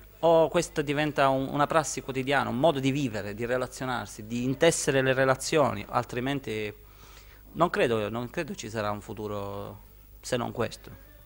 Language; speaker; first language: Italian; native; Italian